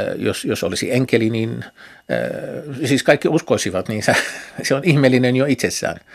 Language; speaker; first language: Finnish; non-native, fluent; Arabic